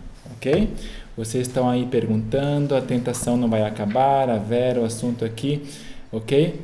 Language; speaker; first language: Portuguese; native; Portuguese